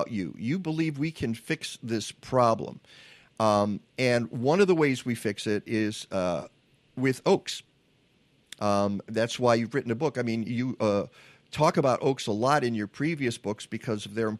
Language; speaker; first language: English; native; English